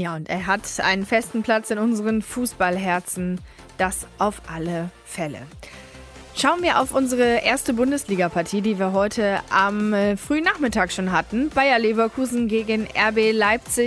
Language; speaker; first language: German; native; German